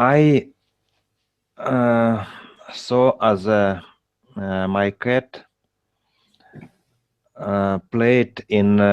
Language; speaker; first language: English; non-native, learner; Russian